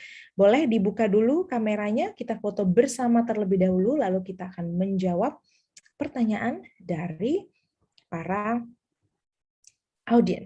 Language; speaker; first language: Indonesian; native; Indonesian